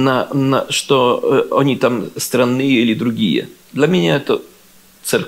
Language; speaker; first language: Russian; non-native, learner; Polish